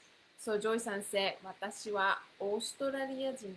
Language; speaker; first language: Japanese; non-native, fluent; English